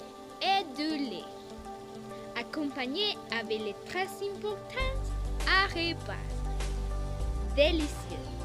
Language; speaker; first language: French; non-native, learner; Spanish